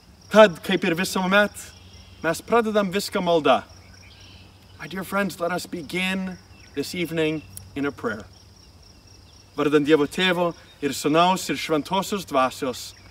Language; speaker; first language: Lithuanian; early bilingual, heritage; Lithuanian